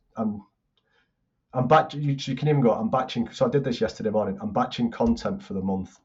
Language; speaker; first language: English; native; English